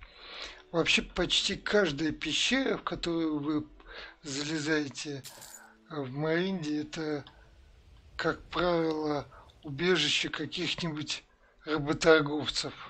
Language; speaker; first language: Russian; native; Russian